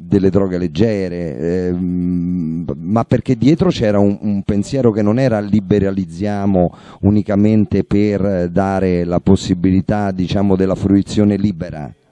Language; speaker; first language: Italian; native; Italian